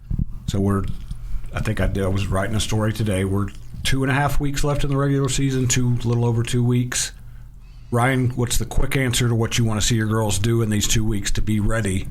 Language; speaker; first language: English; native; English